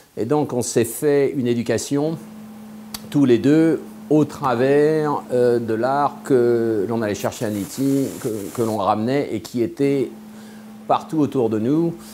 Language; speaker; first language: French; native; French